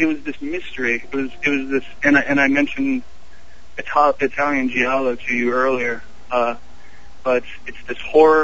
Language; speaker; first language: English; native; English